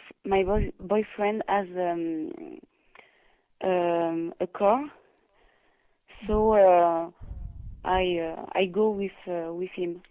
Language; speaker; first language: English; non-native, learner; French